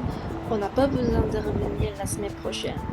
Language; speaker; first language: French; non-native, fluent; Korean